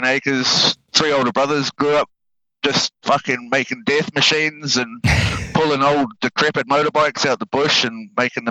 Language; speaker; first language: English; native; English